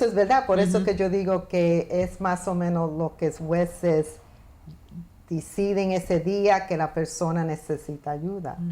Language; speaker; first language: Spanish; early bilingual, heritage; Spanish